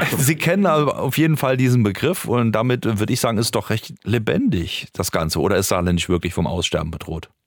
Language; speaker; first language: German; native; German